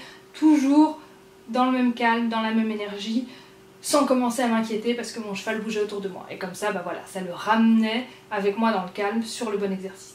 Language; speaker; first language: French; native; French